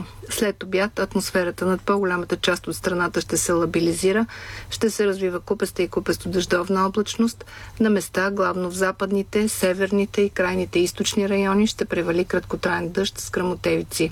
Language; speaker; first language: Bulgarian; native; Bulgarian